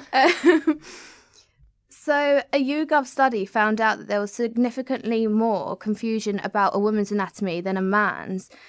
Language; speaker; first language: English; native; English